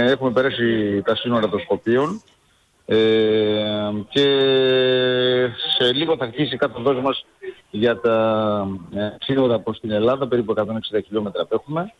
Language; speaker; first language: Greek; native; Greek